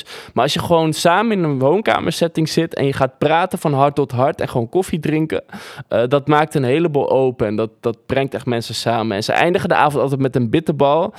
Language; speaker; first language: Dutch; native; Dutch